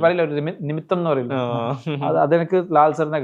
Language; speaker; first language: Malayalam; early bilingual, heritage; Malayalam